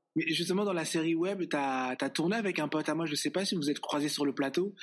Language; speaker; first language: French; native; French